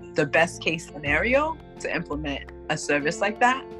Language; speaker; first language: English; non-native, fluent; Haitian Creole